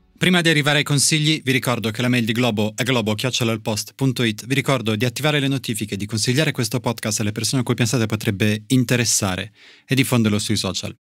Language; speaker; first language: Italian; native; Italian